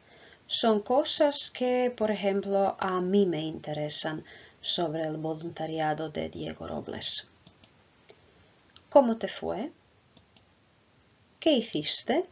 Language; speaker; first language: Spanish; non-native, fluent; Croatian